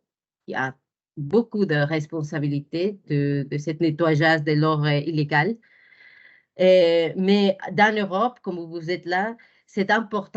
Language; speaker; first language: French; non-native, fluent; Spanish